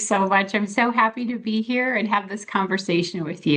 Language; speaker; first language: English; native; English